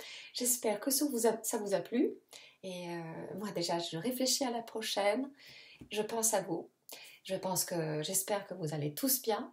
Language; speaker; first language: French; non-native, fluent; Italian